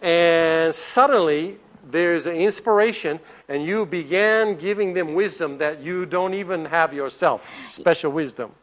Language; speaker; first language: English; native; English